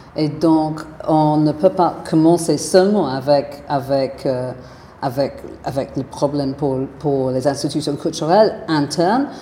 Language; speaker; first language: French; non-native, fluent; English